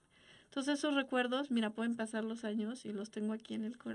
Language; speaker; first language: Spanish; native; Spanish